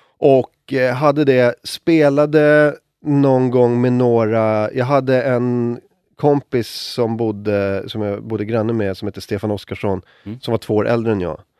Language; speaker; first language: Swedish; native; Swedish